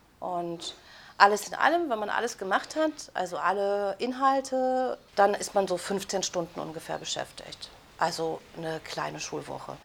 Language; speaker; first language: German; native; German